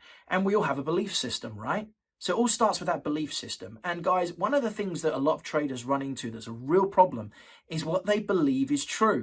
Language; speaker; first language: English; native; English